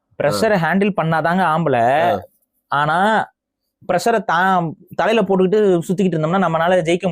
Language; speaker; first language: Tamil; native; Tamil